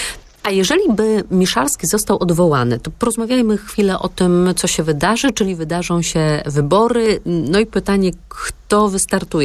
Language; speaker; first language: Polish; native; Polish